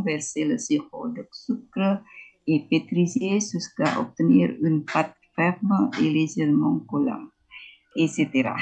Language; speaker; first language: French; non-native, fluent; Indonesian